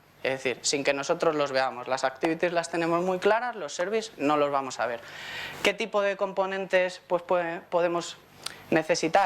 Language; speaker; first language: Spanish; native; Spanish